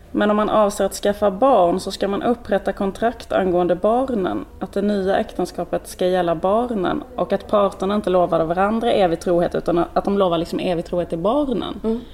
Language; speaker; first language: Swedish; native; Swedish